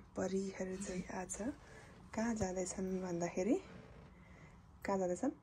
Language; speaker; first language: Nepali; native; Nepali